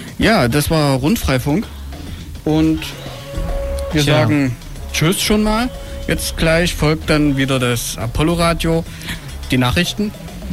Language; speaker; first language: German; native; German